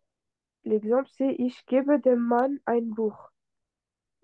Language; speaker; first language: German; non-native, fluent; French